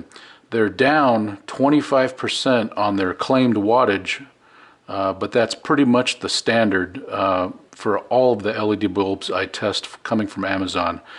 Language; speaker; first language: English; native; English